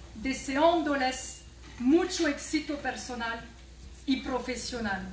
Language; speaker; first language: Spanish; non-native, fluent; French